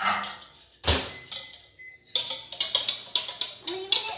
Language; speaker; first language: English; native; English